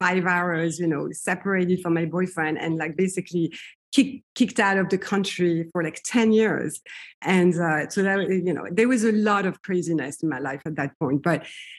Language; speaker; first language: English; non-native, fluent; French